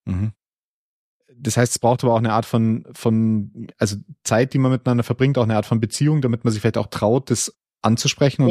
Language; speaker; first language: German; native; German